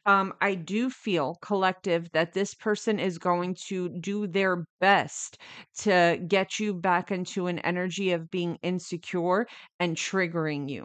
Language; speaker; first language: English; native; English